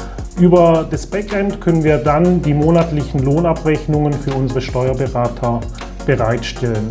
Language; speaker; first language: German; native; German